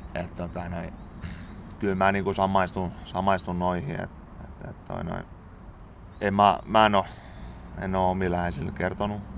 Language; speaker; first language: Finnish; native; Finnish